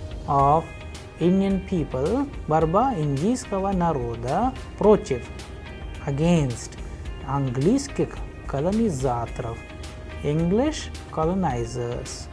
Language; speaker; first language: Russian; non-native, fluent; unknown